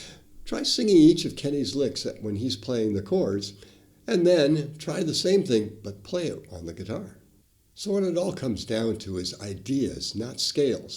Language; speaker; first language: English; native; English